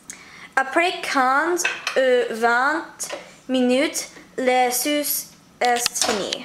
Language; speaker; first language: French; non-native, learner; English